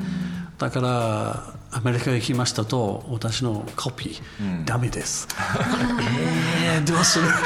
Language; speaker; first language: Japanese; non-native, learner; English